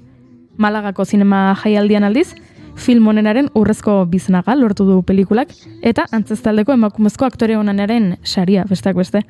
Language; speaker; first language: Basque; native; Basque